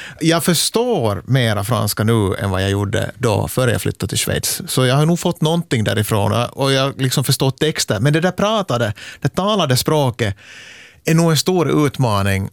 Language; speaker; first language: Swedish; native; Swedish